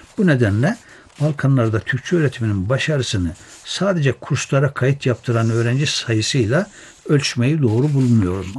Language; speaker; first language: Turkish; native; Turkish